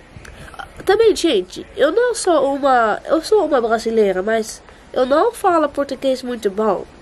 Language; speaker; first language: Portuguese; non-native, learner; Dutch